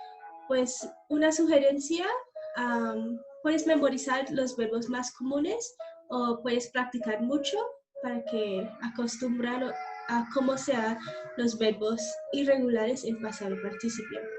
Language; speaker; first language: Spanish; non-native, fluent; English